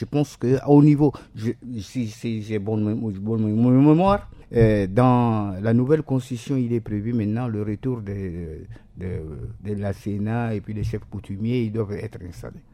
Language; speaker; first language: French; non-native, local second language; Sango